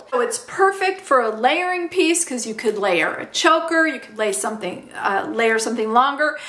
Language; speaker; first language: English; native; English